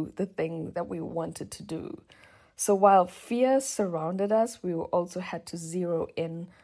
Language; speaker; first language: English; native; English